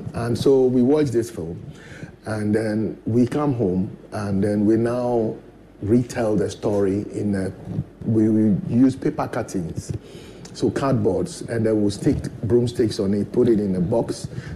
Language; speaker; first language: English; non-native, local second language; Ewe